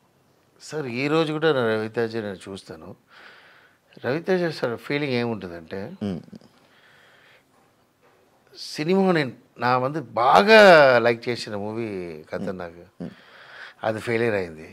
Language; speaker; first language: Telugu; non-native, local second language; Tamil